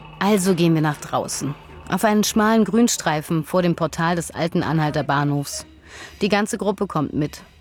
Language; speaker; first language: German; native; German